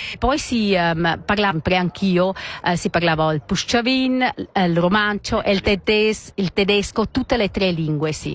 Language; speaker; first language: Italian; non-native, local second language; Romansh